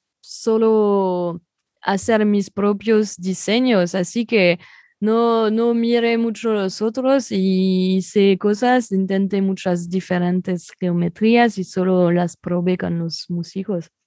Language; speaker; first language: Spanish; non-native, fluent; French